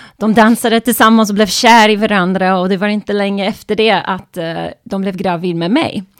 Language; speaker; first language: Swedish; non-native, fluent; English